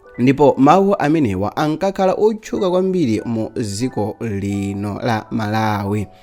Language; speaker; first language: Nyanja; native; Nyanja